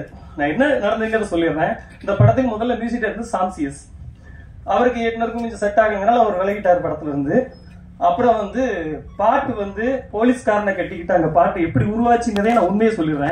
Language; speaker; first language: Tamil; native; Tamil